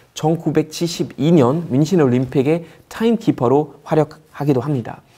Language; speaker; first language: Korean; non-native, fluent; German